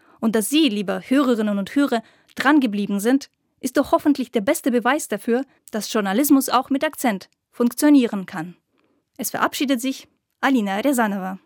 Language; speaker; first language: German; non-native, fluent; Russian